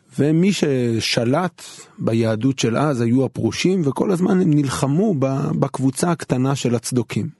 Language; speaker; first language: Hebrew; native; Hebrew